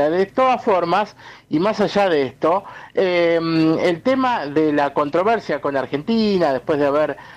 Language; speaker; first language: Spanish; native; Spanish